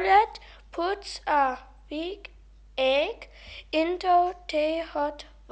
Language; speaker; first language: English; non-native, learner; German